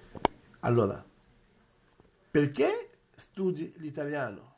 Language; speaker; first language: Italian; non-native, fluent; Arabic